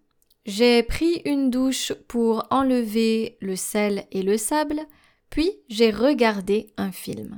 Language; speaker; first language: French; non-native, fluent; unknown